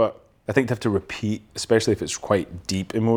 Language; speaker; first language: English; native; English